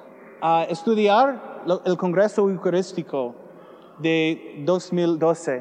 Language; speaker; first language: Spanish; non-native, learner; English